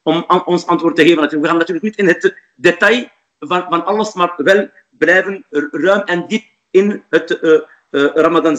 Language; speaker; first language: Dutch; non-native, fluent; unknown